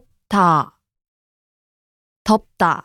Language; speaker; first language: Korean; native; Korean